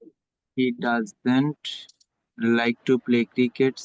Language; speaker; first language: English; non-native, learner; Bangla